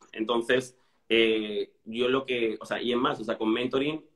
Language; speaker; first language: Spanish; native; Spanish